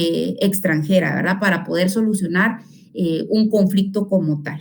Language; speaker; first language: Spanish; native; Spanish